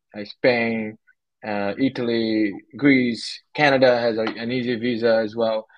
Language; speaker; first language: English; non-native, fluent; Portuguese